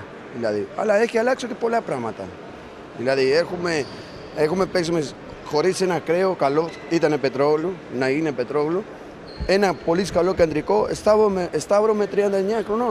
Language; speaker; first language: Greek; non-native, learner; Spanish